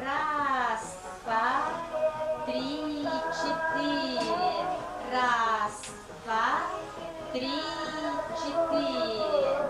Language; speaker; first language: Russian; non-native, local second language; Yakut